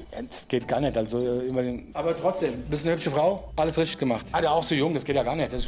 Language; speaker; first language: German; early bilingual, other home language; Turkish